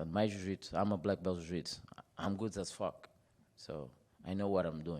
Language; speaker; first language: English; non-native, fluent; Portuguese